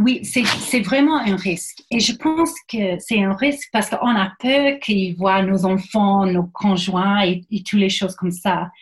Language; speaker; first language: French; non-native, fluent; English